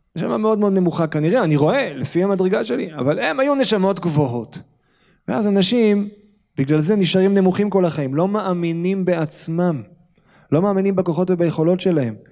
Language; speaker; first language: Hebrew; native; Hebrew